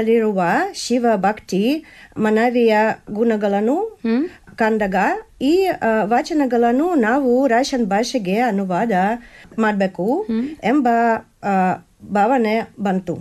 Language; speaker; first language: Kannada; non-native, learner; Russian